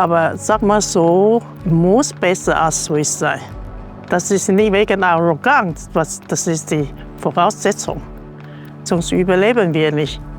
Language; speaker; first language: German; non-native, learner; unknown